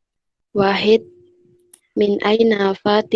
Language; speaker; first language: Arabic; non-native, learner; Indonesian